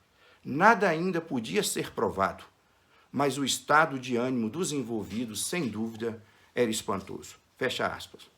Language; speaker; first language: Portuguese; native; Portuguese